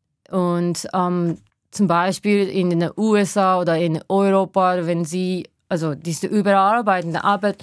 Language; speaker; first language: German; non-native, learner; Japanese